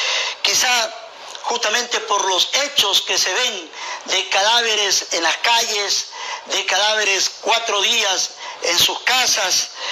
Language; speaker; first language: Spanish; native; Spanish